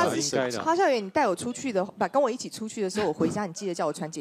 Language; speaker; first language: Chinese; native; Chinese